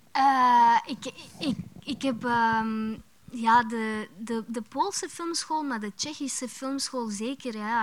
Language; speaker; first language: Dutch; early bilingual, other home language; Romanian